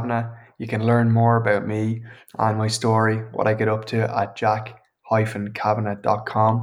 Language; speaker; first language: English; native; English